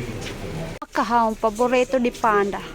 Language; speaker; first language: Portuguese; non-native, learner; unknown